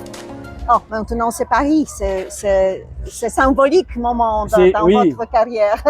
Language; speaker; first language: French; non-native, learner; Polish